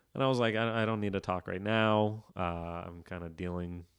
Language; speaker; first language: English; native; English